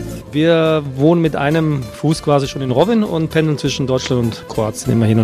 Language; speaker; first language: German; early bilingual, other home language; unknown